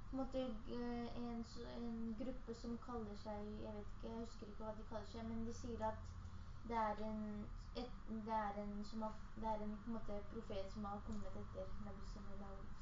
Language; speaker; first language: Norwegian; early bilingual, other home language; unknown